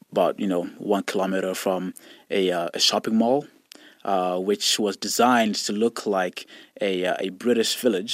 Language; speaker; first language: English; non-native, local second language; Shona